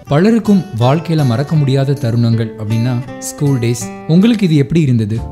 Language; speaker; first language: Tamil; native; Tamil